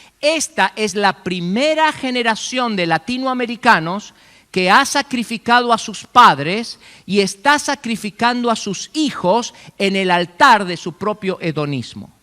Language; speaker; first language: Spanish; native; Spanish